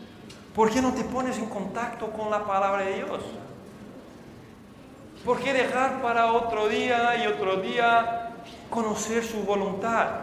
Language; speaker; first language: Spanish; non-native, fluent; Portuguese